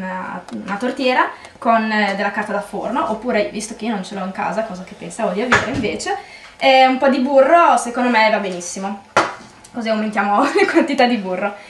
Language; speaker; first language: Italian; native; Italian